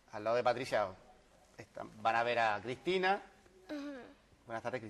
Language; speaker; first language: Spanish; native; Spanish